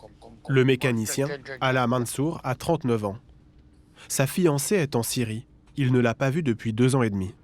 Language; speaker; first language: French; native; French